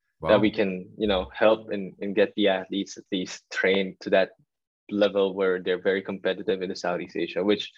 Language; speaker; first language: English; non-native, local second language; Filipino